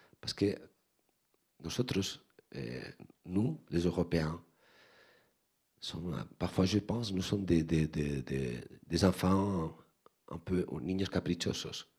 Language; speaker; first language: French; non-native, learner; Spanish